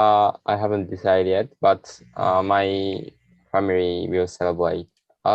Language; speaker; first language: English; non-native, learner; Japanese